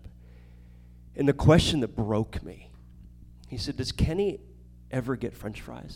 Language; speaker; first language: English; native; English